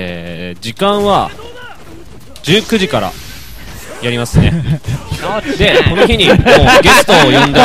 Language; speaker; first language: Japanese; native; Japanese